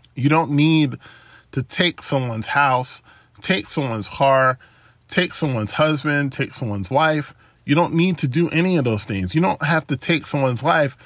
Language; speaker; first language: English; native; English